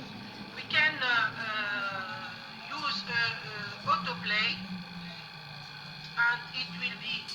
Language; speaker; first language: English; non-native, learner; Arabic